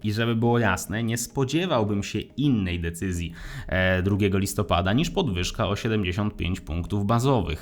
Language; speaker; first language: Polish; native; Polish